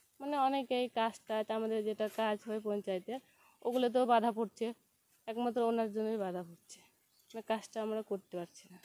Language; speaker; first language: Bangla; non-native, local second language; Santali